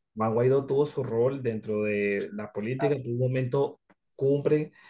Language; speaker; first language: Spanish; native; Spanish